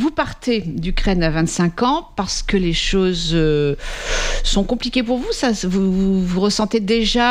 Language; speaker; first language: French; native; French